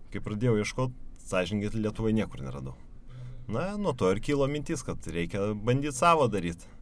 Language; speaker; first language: Lithuanian; native; Lithuanian